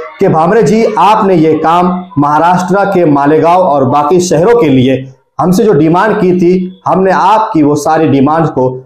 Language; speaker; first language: Hindi; non-native, local second language; Urdu